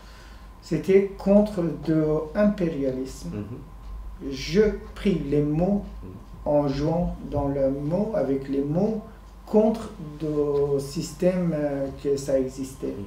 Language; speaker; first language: French; non-native, fluent; Persian